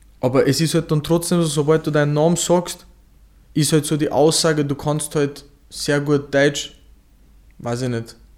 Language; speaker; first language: German; native; German